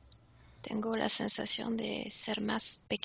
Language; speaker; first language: Spanish; non-native, fluent; French